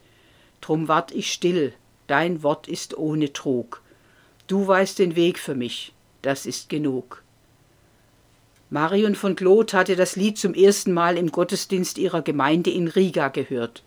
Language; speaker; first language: German; native; German